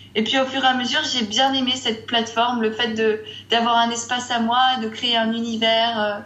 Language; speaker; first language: French; native; French